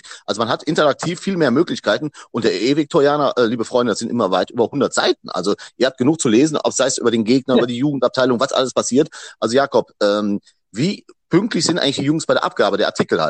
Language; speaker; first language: German; native; German